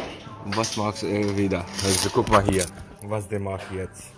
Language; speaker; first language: German; non-native, learner; Urdu